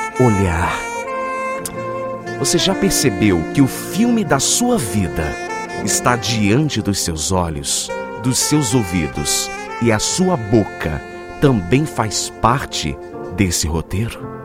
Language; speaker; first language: Portuguese; native; Portuguese